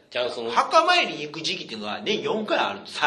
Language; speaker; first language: Japanese; native; Japanese